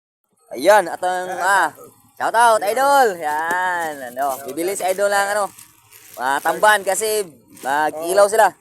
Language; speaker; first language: Filipino; non-native, local second language; Cebuano